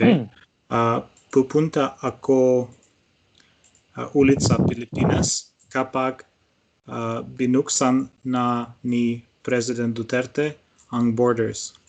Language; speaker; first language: Filipino; non-native, learner; Russian